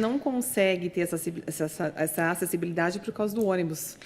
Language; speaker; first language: Portuguese; native; Portuguese